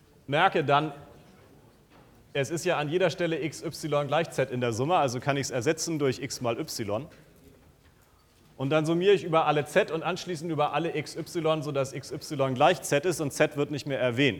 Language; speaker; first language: German; native; German